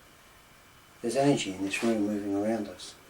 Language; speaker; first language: English; native; English